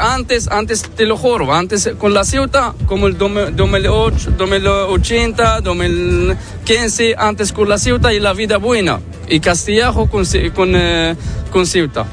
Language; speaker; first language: Spanish; non-native, learner; Arabic